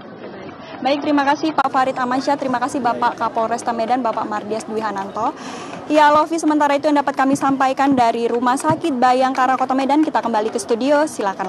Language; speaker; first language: Indonesian; native; Indonesian